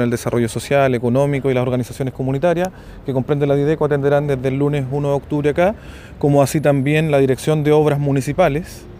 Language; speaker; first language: Spanish; native; Spanish